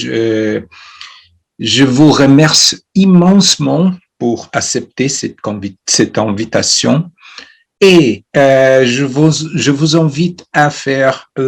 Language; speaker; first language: French; non-native, fluent; Portuguese